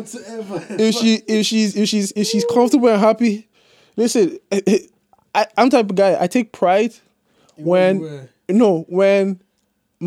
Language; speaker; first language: English; native; English